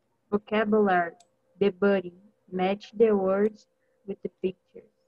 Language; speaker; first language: English; non-native, learner; Portuguese